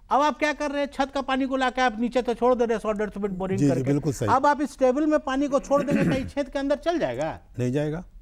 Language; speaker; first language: Hindi; native; Hindi